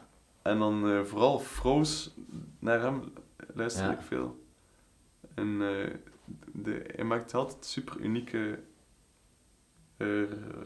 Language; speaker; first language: Dutch; native; Dutch